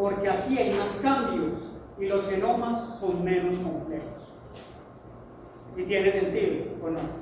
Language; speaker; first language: Spanish; native; Spanish